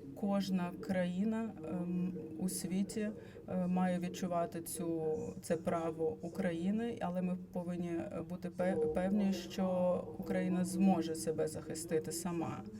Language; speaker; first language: Ukrainian; non-native, fluent; Latvian